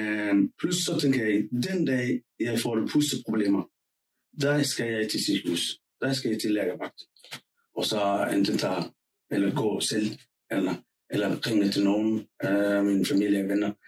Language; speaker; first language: Danish; non-native, fluent; Somali